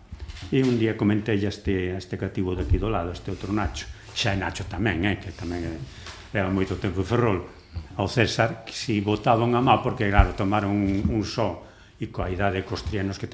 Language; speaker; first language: Galician; native; Galician